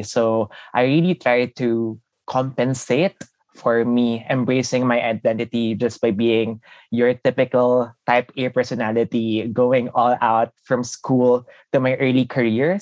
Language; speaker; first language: English; non-native, local second language; Filipino